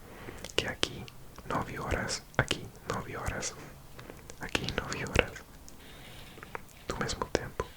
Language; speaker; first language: Portuguese; non-native, learner; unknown